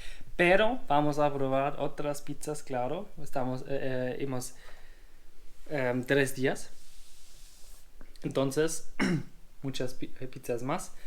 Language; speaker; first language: Spanish; non-native, learner; German